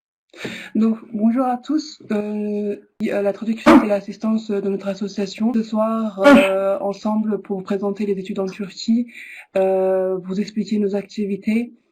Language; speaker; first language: French; non-native, fluent; Turkish